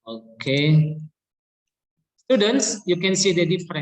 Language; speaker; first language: English; non-native, learner; Indonesian